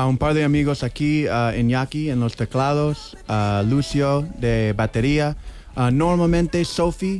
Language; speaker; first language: Spanish; non-native, learner; English